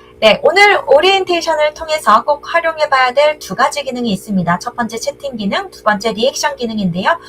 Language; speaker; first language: Korean; native; Korean